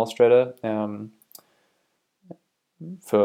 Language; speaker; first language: English; native; English